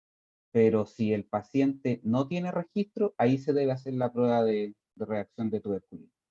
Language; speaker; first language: Spanish; native; Spanish